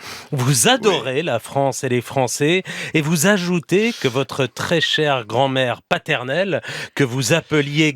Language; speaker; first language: French; native; French